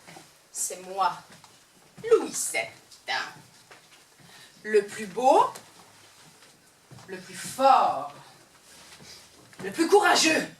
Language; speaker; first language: French; native; French